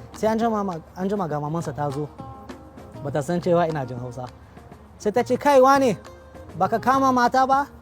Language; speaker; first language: Hausa; non-native, local second language; Arabic